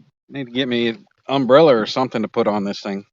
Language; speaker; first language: English; native; English